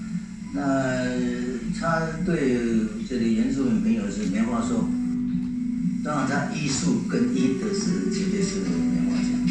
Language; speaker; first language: Chinese; native; Chinese